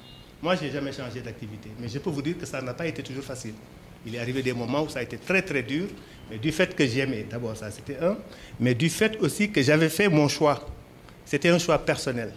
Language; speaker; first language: French; non-native, local second language; Wolof